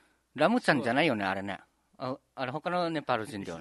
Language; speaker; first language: Japanese; native; Japanese